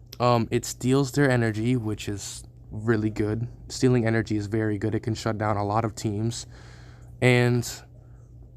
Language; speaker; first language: English; native; English